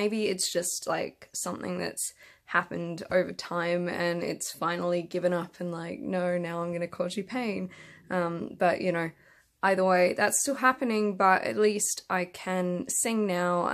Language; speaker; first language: English; native; English